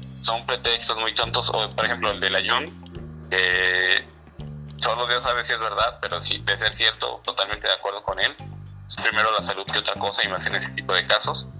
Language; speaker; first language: Spanish; native; Spanish